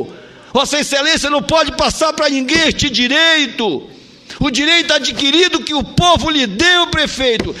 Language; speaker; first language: Portuguese; native; Portuguese